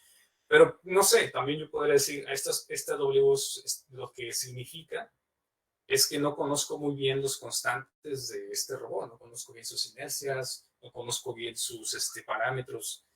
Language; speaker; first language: Spanish; native; Spanish